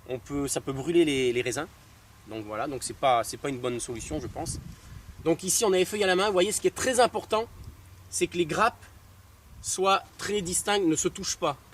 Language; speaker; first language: French; native; French